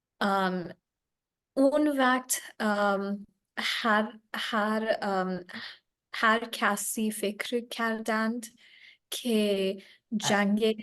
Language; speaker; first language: Persian; non-native, learner; English